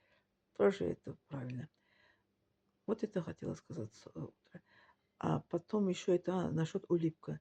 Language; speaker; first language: Russian; non-native, learner; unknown